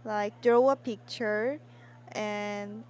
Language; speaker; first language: English; non-native, learner; Korean